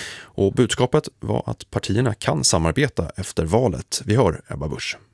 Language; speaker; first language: Swedish; native; Swedish